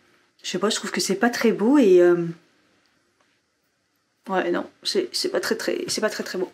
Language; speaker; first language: French; native; French